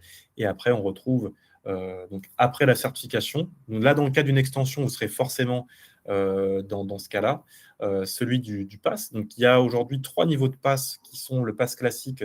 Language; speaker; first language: French; native; French